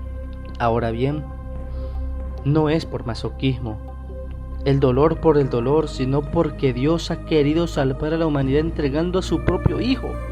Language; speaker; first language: Spanish; native; Spanish